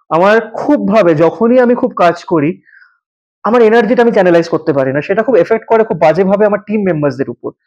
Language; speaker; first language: Bangla; native; Bangla